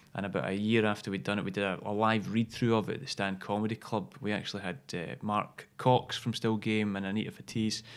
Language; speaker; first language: English; native; English